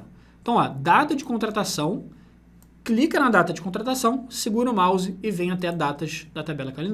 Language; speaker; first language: Portuguese; native; Portuguese